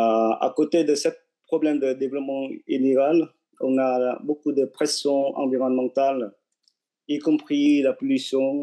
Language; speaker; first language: French; non-native, fluent; Vietnamese